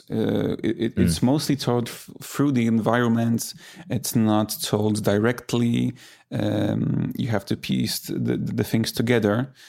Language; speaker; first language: English; non-native, fluent; Polish